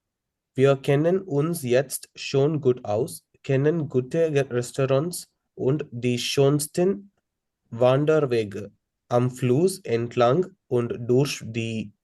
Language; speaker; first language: German; non-native, learner; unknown